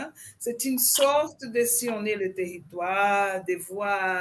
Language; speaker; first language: French; non-native, fluent; Portuguese